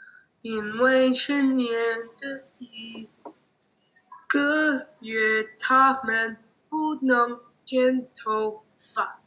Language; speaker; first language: Chinese; non-native, learner; English